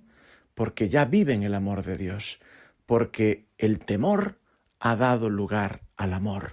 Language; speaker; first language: Spanish; native; Spanish